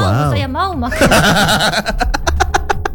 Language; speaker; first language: Indonesian; non-native, learner; Korean